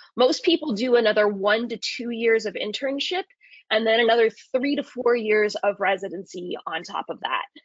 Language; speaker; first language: English; native; English